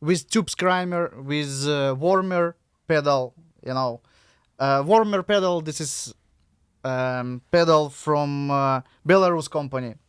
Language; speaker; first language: English; non-native, learner; Russian